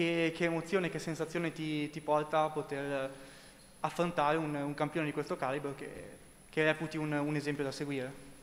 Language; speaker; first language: Italian; native; Italian